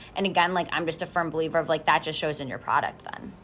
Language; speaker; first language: English; native; English